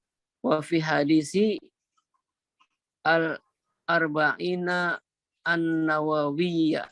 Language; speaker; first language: Arabic; non-native, learner; Indonesian